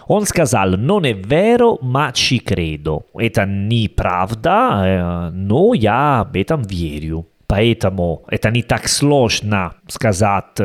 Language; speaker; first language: Russian; non-native, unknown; Italian